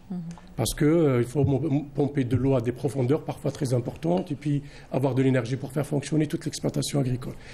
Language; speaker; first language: French; non-native, local second language; Arabic